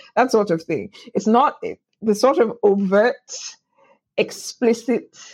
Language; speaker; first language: English; non-native, local second language; Yoruba